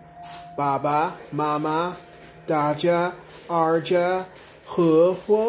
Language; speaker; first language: Chinese; non-native, learner; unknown